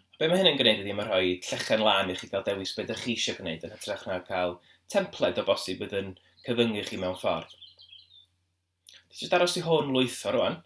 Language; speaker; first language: Welsh; native; Welsh